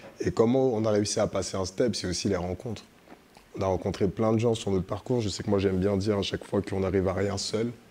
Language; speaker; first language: French; early bilingual, other home language; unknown